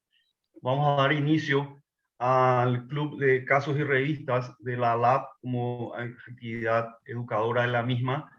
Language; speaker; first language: Spanish; native; Spanish